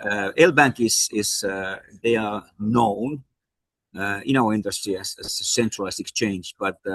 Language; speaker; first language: English; non-native, fluent; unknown